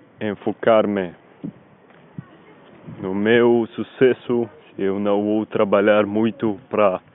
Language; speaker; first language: Portuguese; non-native, learner; Spanish